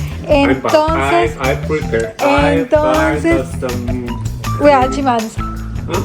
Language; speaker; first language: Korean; non-native, learner; Spanish